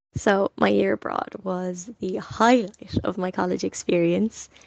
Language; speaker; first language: English; native; English